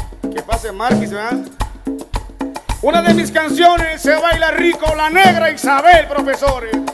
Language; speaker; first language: Spanish; native; Spanish